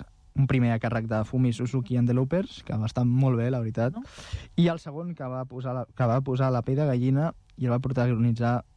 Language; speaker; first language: Catalan; native; Catalan